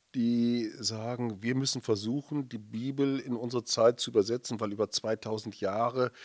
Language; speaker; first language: German; native; German